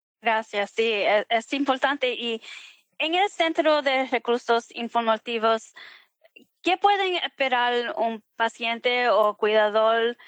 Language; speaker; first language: Spanish; early bilingual, heritage; Spanish